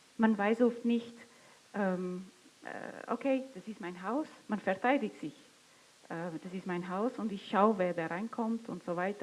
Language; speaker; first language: German; non-native, fluent; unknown